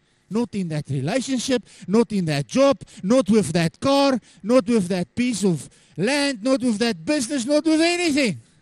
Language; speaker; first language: English; non-native, local second language; Afrikaans